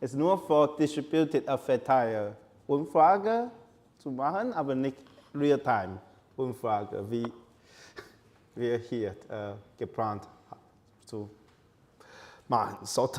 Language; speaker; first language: German; non-native, learner; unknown